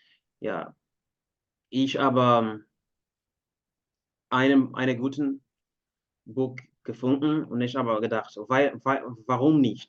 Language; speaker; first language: German; non-native, learner; Portuguese